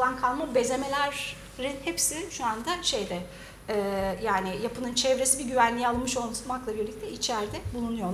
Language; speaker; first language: Turkish; native; Turkish